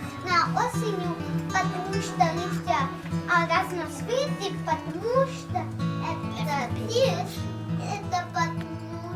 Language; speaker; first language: Russian; non-native, learner; English